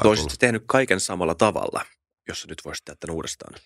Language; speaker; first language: Finnish; native; Finnish